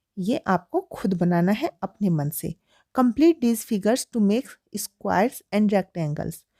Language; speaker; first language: Hindi; native; Hindi